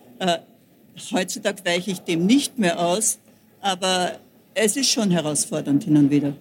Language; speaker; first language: German; native; German